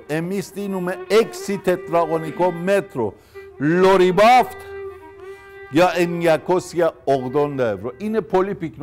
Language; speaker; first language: Greek; non-native, learner; Persian